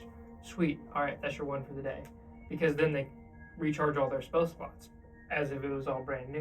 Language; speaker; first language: English; native; English